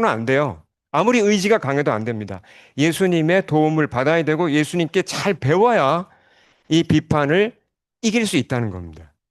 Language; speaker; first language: Korean; native; Korean